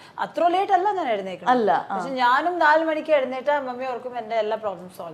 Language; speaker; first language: Malayalam; non-native, local second language; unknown